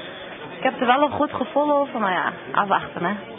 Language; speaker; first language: Dutch; early bilingual, other home language; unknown